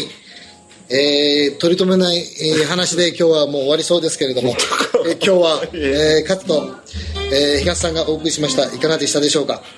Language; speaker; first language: Japanese; native; Japanese